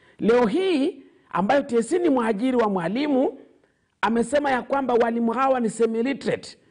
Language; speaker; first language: Swahili; non-native, local second language; Luyia